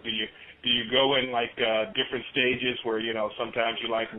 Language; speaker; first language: English; native; English